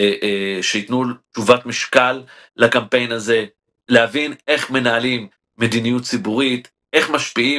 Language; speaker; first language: Hebrew; native; Hebrew